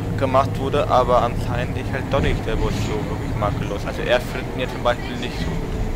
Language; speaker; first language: German; native; German